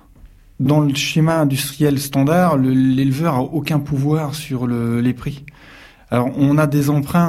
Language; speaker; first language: French; native; French